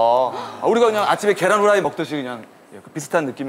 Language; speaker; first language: Korean; native; Korean